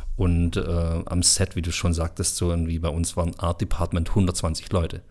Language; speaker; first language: German; early bilingual, other home language; Bosnian